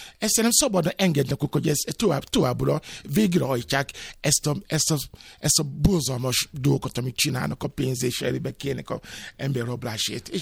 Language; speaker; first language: Hungarian; non-native, fluent; Yoruba